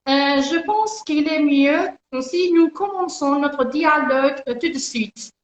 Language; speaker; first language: French; non-native, learner; Persian